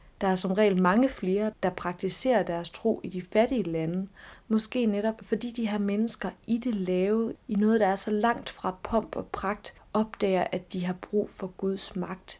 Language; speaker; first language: Danish; native; Danish